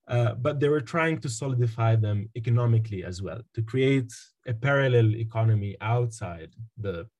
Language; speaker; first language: English; non-native, fluent; Arabic